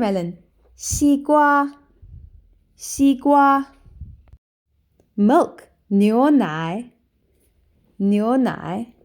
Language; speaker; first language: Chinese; non-native, fluent; English